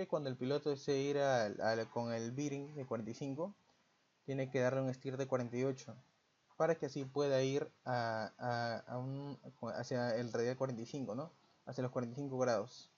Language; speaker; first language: Spanish; native; Spanish